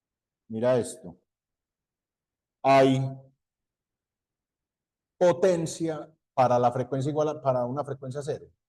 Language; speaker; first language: Spanish; native; Spanish